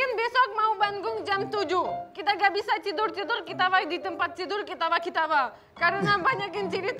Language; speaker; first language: Indonesian; non-native, learner; Russian